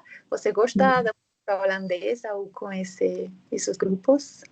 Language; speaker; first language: Portuguese; non-native, fluent; Spanish